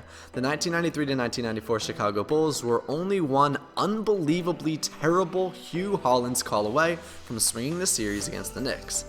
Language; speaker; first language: English; native; English